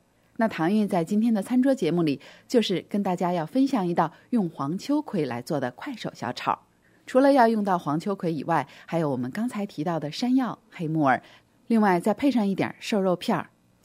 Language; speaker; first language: Chinese; native; Chinese